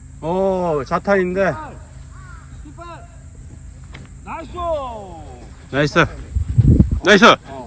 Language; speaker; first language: Korean; native; Korean